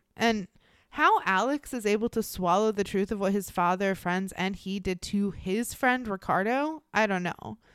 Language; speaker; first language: English; native; English